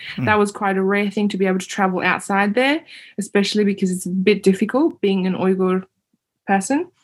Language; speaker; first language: English; early bilingual, other home language; Uyghur